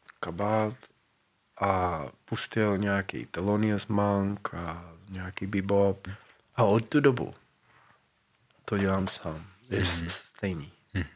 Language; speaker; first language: Czech; non-native, fluent; English